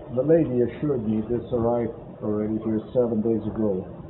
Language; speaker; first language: English; non-native, fluent; Slovenian